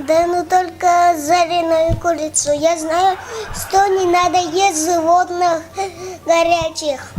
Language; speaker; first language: Russian; non-native, local second language; Tajik